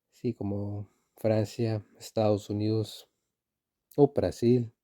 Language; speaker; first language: Spanish; non-native, fluent; Icelandic